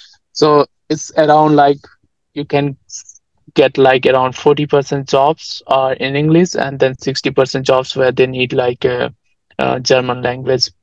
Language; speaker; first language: English; non-native, local second language; Nepali